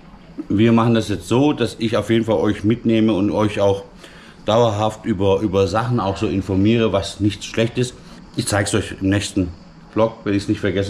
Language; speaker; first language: German; native; German